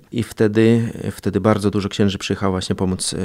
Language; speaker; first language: Polish; early bilingual, other home language; Belarusian